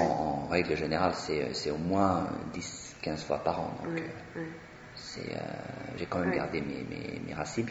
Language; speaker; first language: French; non-native, fluent; Swedish